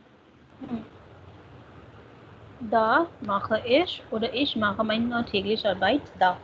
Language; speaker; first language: German; non-native, fluent; Hindi